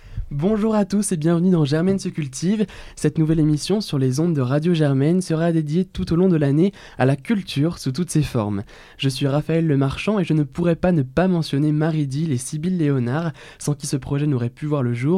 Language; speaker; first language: French; native; French